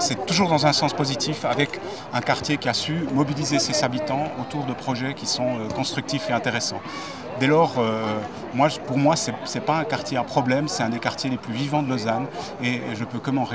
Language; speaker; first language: French; native; French